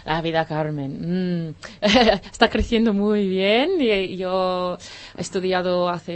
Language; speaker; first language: Spanish; non-native, learner; English